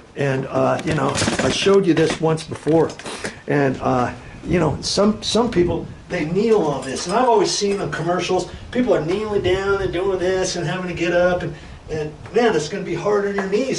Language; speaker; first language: English; native; English